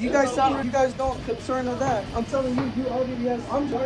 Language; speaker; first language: English; early bilingual, other home language; Spanish